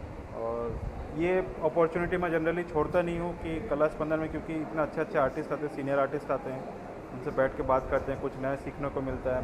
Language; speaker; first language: Hindi; native; Hindi